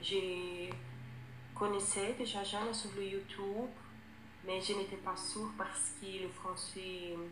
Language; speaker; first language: French; non-native, learner; Portuguese